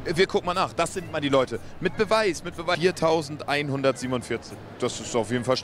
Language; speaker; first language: German; native; German